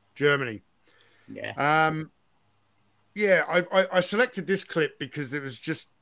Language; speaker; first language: English; native; English